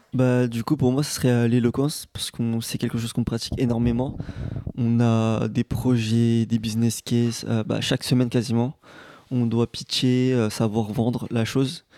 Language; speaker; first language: French; native; French